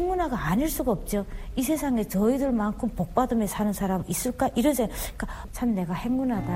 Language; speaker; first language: Korean; native; Korean